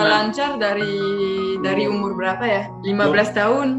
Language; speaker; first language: Indonesian; non-native, fluent; French